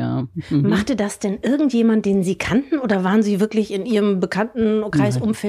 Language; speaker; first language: German; native; German